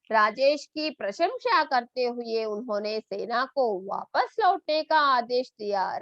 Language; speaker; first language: Hindi; non-native, local second language; Telugu